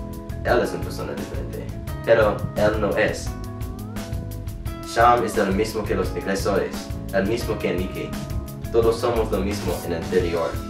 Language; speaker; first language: Spanish; non-native, learner; English